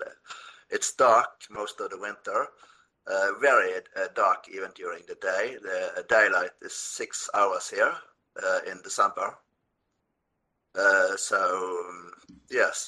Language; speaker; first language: English; non-native, fluent; Norwegian